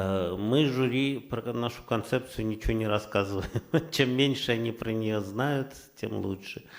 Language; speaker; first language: Russian; native; Russian